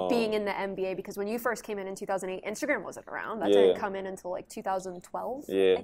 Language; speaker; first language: English; native; English